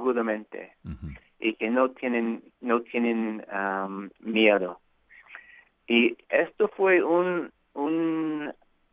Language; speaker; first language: Spanish; non-native, fluent; English